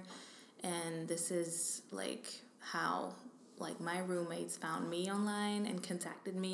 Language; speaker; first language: English; non-native, fluent; French